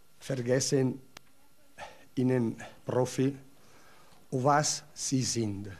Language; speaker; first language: German; non-native, learner; Italian